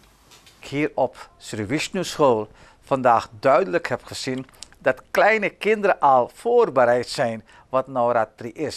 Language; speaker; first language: Dutch; native; Dutch